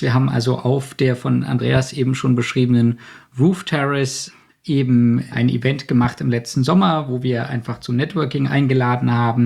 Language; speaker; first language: German; native; German